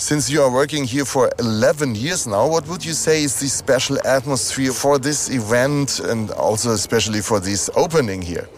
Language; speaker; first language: English; non-native, fluent; German